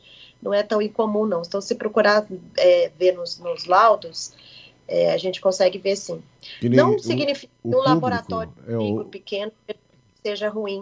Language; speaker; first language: Portuguese; native; Portuguese